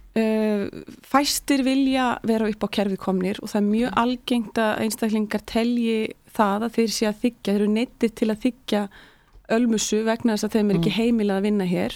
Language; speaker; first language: Icelandic; native; Icelandic